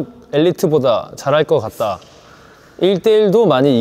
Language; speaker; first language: Korean; native; Korean